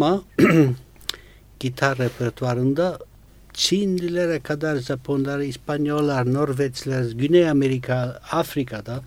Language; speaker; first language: Turkish; non-native, fluent; Italian